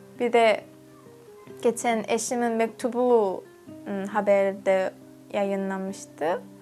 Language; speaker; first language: Turkish; non-native, fluent; Korean